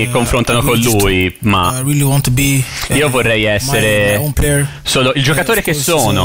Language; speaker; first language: Italian; non-native, fluent; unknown